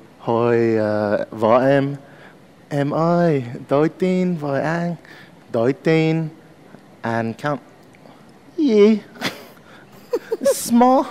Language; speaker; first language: Vietnamese; non-native, learner; English